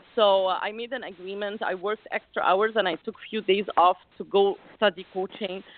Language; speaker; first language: English; non-native, fluent; Arabic